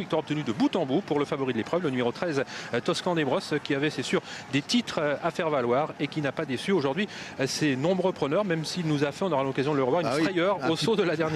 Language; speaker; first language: French; native; French